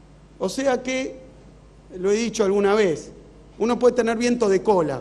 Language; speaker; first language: Spanish; native; Spanish